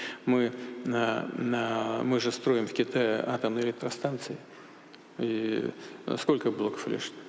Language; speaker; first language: Russian; native; Russian